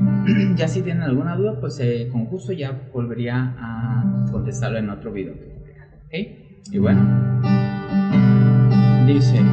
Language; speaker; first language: Spanish; native; Spanish